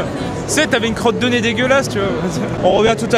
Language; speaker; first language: French; native; French